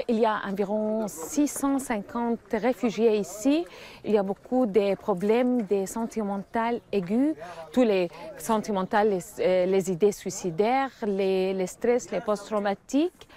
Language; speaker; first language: French; non-native, fluent; Arabic